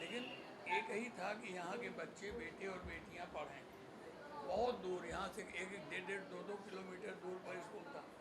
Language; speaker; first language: Hindi; non-native, local second language; Marathi